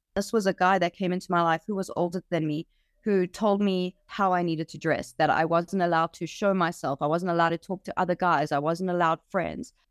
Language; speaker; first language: English; native; English